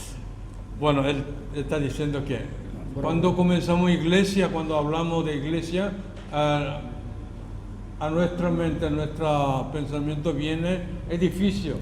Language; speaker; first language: Spanish; non-native, learner; Korean